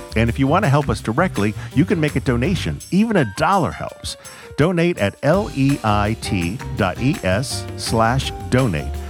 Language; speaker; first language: English; native; English